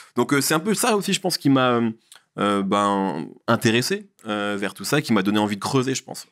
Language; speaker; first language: French; early bilingual, other home language; Arabic